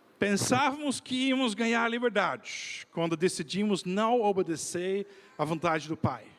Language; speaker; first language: Portuguese; non-native, fluent; Dutch